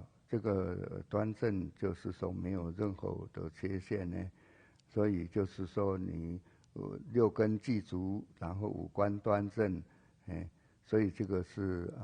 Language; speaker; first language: Chinese; native; Chinese